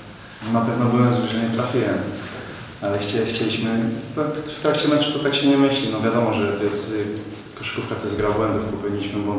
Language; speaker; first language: Polish; native; Polish